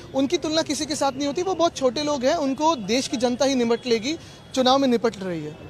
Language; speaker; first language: Hindi; non-native, local second language; Marathi